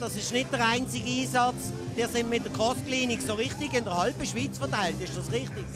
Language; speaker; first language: German; native; German